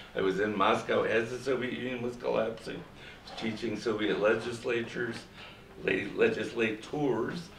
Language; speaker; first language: English; native; English